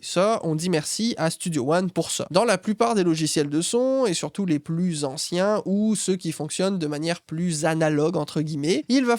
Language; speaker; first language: French; native; French